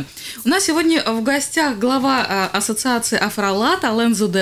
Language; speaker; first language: Russian; native; Russian